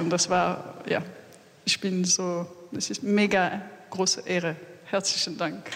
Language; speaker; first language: German; non-native, learner; French